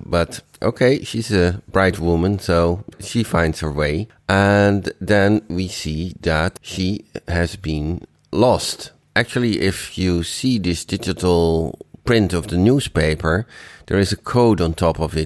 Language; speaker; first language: English; non-native, fluent; Dutch